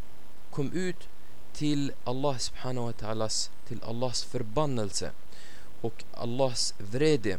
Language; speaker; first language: Swedish; non-native, fluent; Arabic